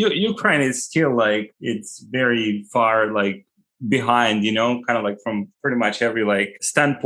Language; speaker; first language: English; non-native, fluent; Ukrainian